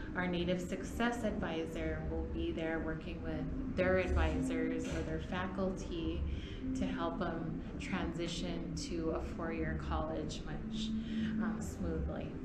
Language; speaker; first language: English; native; English